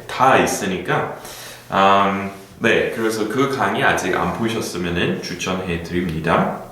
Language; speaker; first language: Korean; non-native, fluent; English